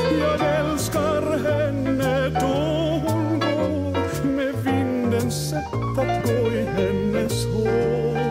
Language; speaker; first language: Swedish; non-native, fluent; Icelandic